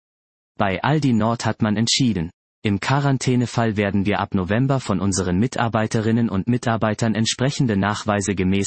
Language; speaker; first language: German; native; German